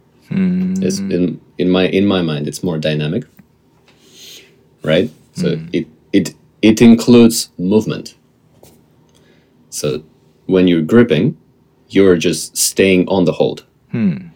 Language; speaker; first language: English; non-native, fluent; Russian